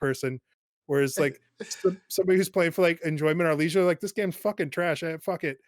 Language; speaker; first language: English; native; English